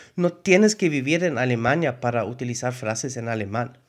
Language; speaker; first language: Spanish; non-native, fluent; German